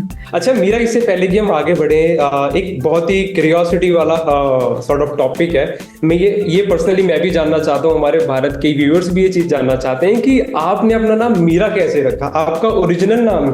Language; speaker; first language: Hindi; native; Hindi